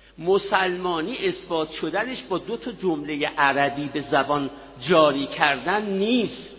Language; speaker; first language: Persian; native; Persian